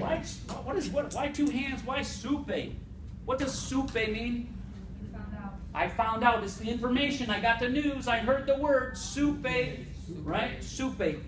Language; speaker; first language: English; native; English